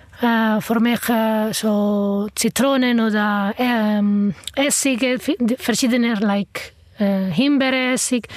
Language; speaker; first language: German; non-native, learner; Arabic